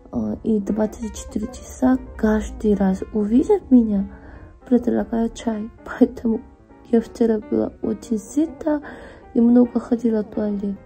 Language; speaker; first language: Russian; non-native, learner; Korean